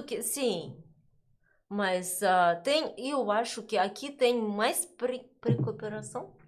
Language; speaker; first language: Portuguese; non-native, learner; Russian